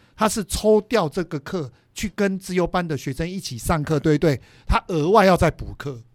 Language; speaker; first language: Chinese; native; Chinese